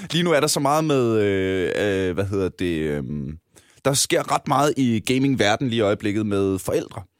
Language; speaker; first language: Danish; native; Danish